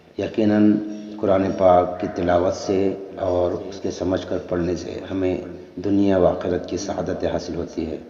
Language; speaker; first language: Urdu; native; Urdu